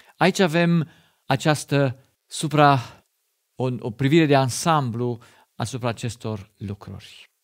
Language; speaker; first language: Romanian; non-native, fluent; German